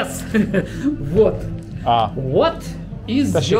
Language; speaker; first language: English; non-native, learner; Russian